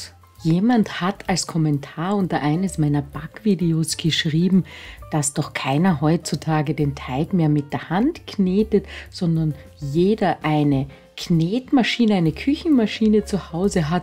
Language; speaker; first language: German; native; German